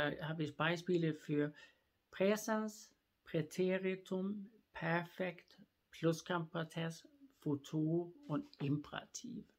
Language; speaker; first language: German; non-native, fluent; Swedish